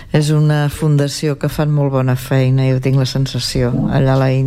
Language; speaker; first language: Catalan; native; Catalan